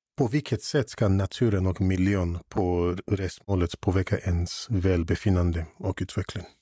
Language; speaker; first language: Swedish; non-native, fluent; English